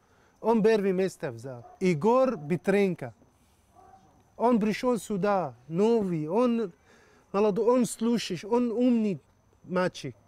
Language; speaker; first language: Russian; non-native, learner; Arabic